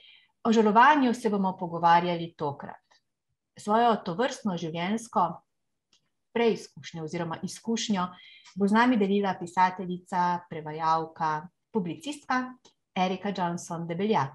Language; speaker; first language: Slovenian; native; Slovenian